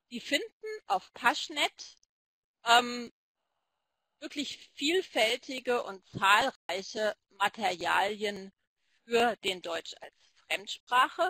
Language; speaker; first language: German; native; German